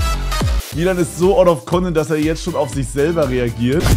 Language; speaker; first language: German; native; German